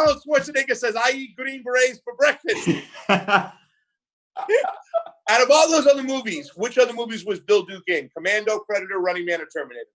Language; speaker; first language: English; native; English